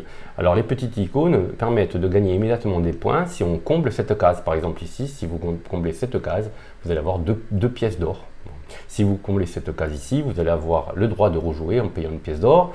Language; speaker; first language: French; native; French